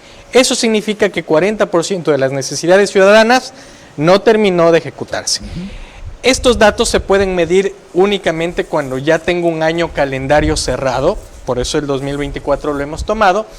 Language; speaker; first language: Spanish; native; Spanish